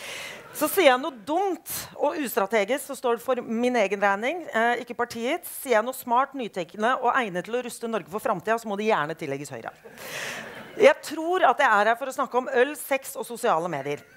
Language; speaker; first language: Norwegian; native; Norwegian